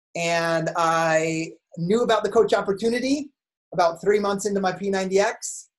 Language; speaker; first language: English; native; English